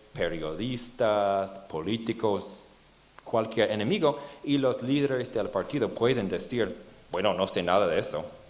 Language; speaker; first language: Spanish; non-native, fluent; English